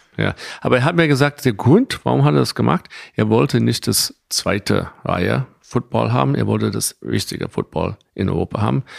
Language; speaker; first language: German; non-native, fluent; English